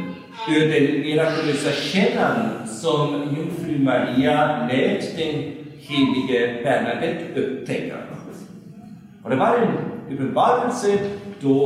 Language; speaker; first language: Swedish; non-native, fluent; German